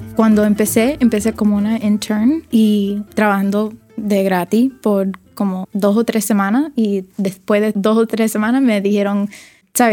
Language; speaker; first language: Spanish; early bilingual, other home language; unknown